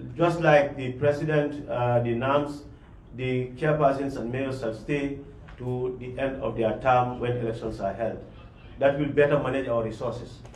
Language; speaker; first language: English; non-native, local second language; Mandingo